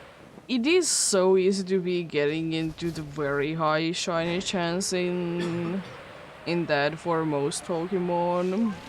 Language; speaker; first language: English; non-native, fluent; Finnish